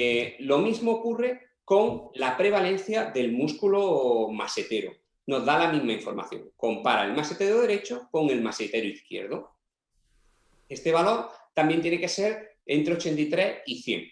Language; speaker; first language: Spanish; native; Spanish